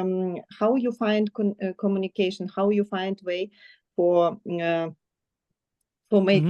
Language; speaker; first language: English; non-native, learner; Ukrainian